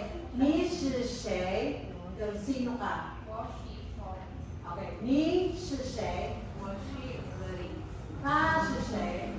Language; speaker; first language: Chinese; non-native, fluent; Filipino